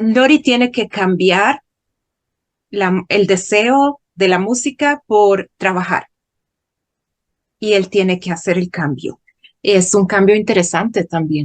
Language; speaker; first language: Spanish; non-native, fluent; Portuguese